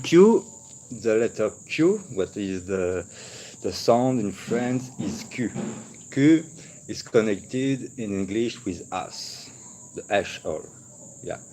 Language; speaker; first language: English; non-native, learner; French